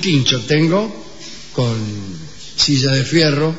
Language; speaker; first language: Spanish; native; Spanish